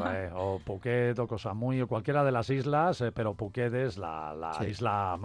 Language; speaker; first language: Spanish; native; Spanish